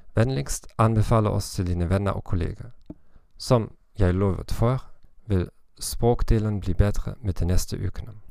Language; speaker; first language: Norwegian; non-native, learner; German